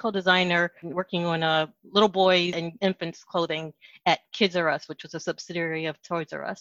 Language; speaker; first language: English; native; English